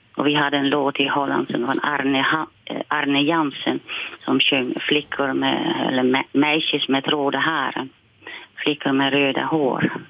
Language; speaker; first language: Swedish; non-native, fluent; Dutch